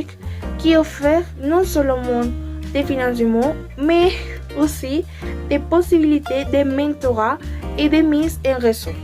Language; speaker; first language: French; non-native, learner; Spanish